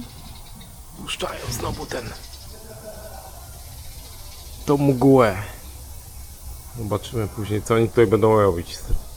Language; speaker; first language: Polish; native; Polish